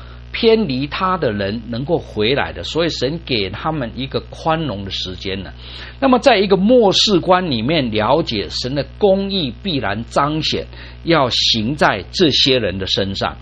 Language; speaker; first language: Chinese; native; Chinese